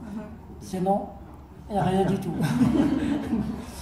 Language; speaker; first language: French; non-native, local second language; Arabic